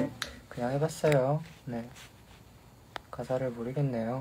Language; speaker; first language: Korean; native; Korean